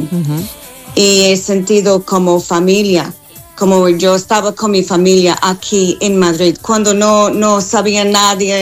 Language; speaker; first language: Spanish; non-native, fluent; English